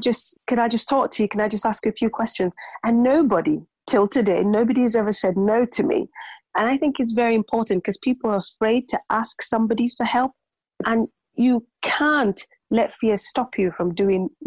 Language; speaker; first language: English; non-native, local second language; Yoruba